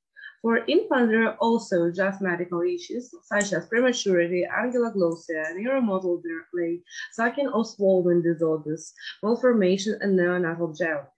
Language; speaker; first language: English; non-native, fluent; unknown